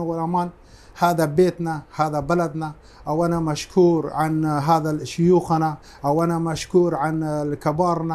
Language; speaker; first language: Arabic; non-native, fluent; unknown